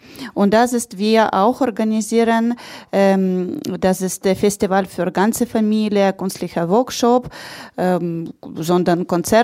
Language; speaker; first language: German; non-native, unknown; Ukrainian